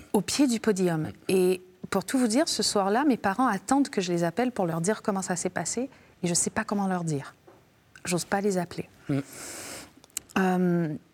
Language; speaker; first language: French; native; French